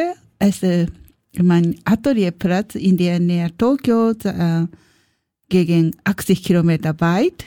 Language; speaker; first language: German; non-native, learner; Japanese